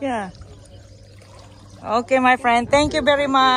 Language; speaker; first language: English; non-native, local second language; Cebuano